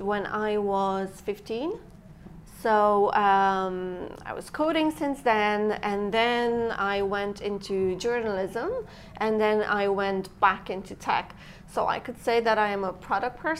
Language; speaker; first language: English; non-native, fluent; Romanian